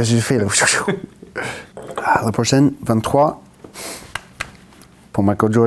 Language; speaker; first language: French; non-native, fluent; English